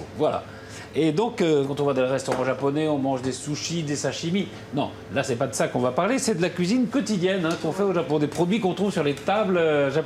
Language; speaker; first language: French; native; French